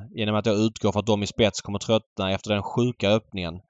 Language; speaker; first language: Swedish; native; Swedish